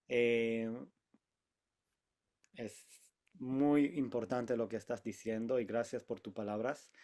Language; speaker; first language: Spanish; non-native, fluent; Hebrew